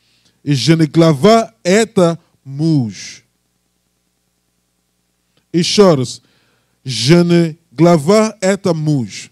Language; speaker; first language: Russian; non-native, learner; English